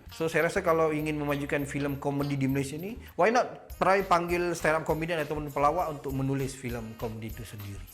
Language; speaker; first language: Malay; native; Malay